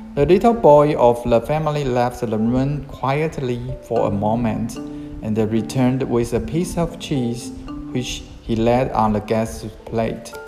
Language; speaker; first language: English; non-native, fluent; Chinese